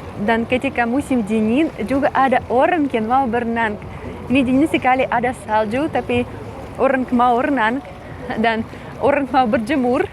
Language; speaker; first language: Indonesian; non-native, fluent; Russian